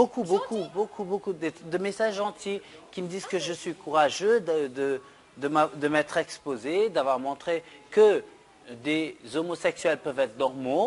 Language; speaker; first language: French; non-native, local second language; Wolof